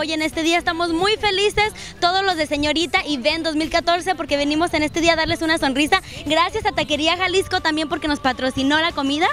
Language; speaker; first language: Spanish; native; Spanish